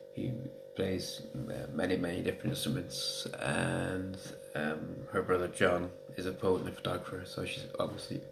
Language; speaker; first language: English; native; English